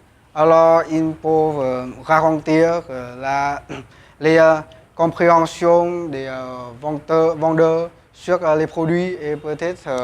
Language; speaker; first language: French; non-native, learner; Vietnamese